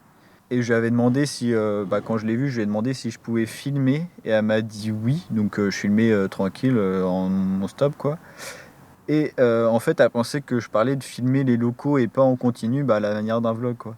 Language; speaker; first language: French; native; French